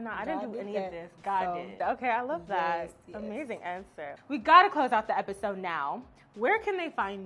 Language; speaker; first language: English; native; English